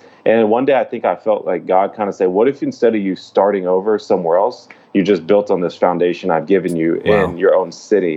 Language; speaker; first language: English; native; English